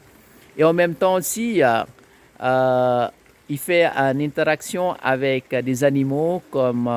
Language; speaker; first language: French; non-native, fluent; Indonesian